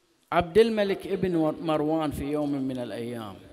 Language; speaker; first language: Arabic; native; Arabic